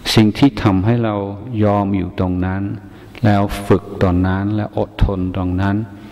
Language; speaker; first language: Thai; non-native, fluent; English